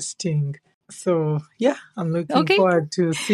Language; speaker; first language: English; non-native, local second language; Ganda